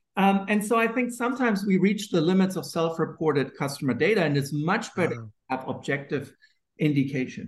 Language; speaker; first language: English; non-native, fluent; German